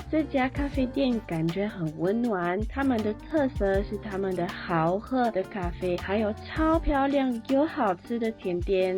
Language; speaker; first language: Chinese; native; Chinese